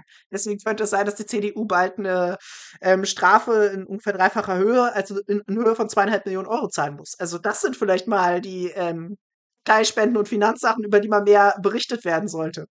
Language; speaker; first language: German; native; German